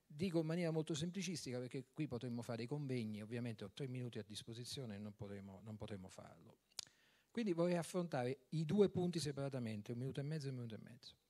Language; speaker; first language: Italian; native; Italian